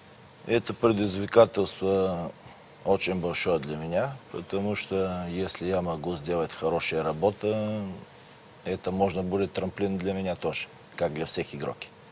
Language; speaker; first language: Russian; non-native, learner; Bulgarian